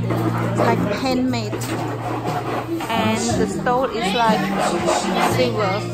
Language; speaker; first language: English; non-native, fluent; Khmer